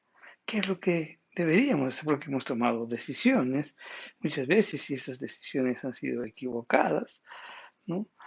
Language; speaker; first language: Spanish; native; Spanish